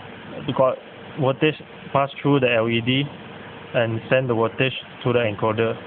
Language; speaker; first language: English; non-native, local second language; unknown